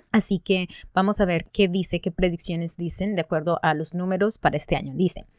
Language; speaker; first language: Spanish; early bilingual, other home language; English